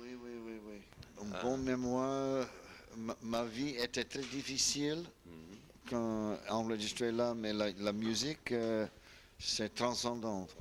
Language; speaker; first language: French; non-native, learner; English